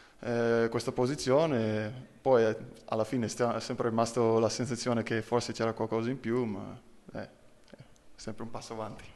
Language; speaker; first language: Italian; non-native, fluent; Dutch